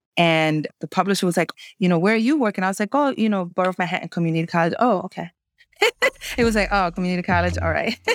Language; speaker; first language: English; native; English